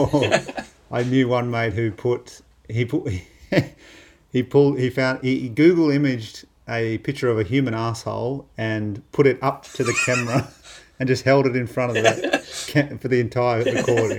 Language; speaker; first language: English; native; English